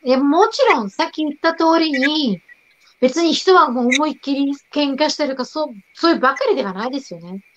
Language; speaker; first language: Japanese; non-native, fluent; Slovak